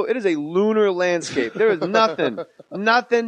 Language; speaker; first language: English; native; English